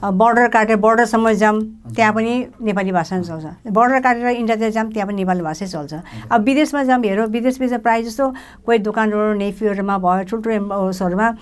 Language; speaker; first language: Nepali; non-native, local second language; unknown